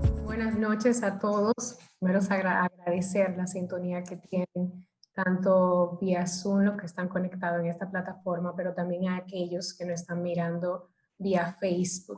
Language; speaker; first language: Spanish; native; Spanish